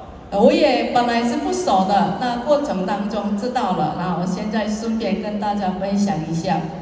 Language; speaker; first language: Chinese; non-native, fluent; Korean